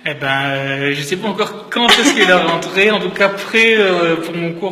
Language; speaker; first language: French; native; French